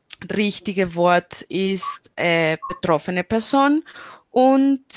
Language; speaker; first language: German; non-native, fluent; Spanish